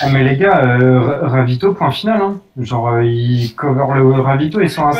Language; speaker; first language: French; native; French